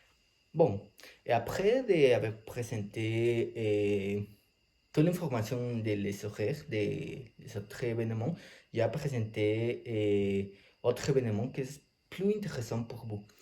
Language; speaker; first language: French; non-native, learner; Spanish